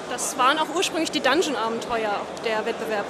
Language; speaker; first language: German; native; German